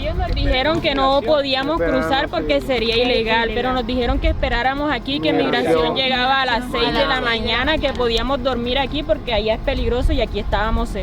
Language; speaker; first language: Spanish; native; Spanish